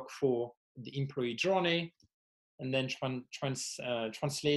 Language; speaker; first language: English; non-native, fluent; French